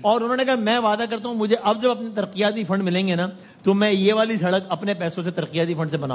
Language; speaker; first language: Urdu; native; Urdu